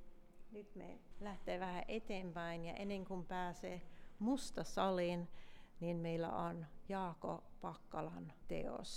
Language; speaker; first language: Finnish; non-native, fluent; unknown